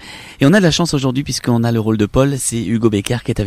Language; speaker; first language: French; native; French